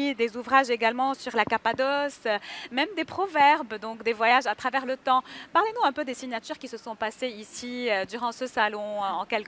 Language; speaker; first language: French; native; French